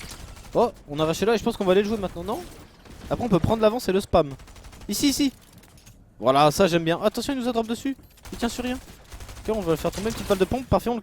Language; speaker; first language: French; native; French